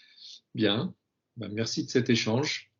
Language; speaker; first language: French; native; French